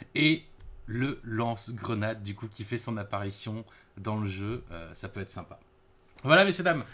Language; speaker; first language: French; native; French